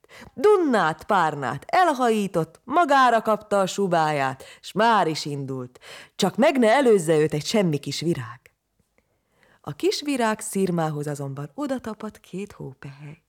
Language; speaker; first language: Hungarian; native; Hungarian